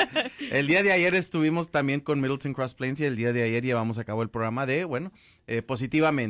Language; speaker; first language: Spanish; native; Spanish